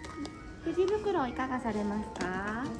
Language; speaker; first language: Japanese; native; Japanese